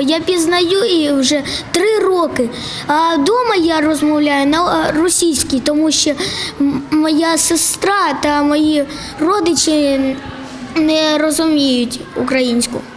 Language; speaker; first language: Ukrainian; non-native, local second language; Russian